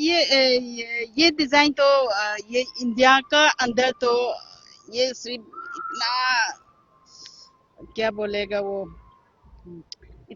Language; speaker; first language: Hindi; non-native, local second language; Manipuri